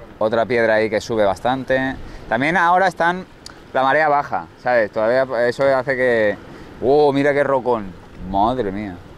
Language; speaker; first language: Spanish; native; Spanish